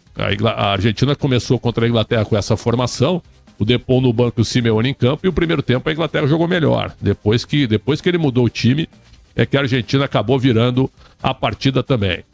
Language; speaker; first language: Portuguese; native; Portuguese